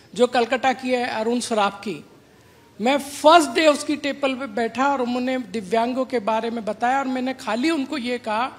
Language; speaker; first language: Hindi; native; Hindi